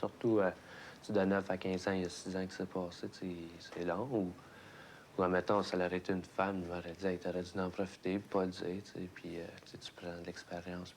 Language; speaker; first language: French; native; French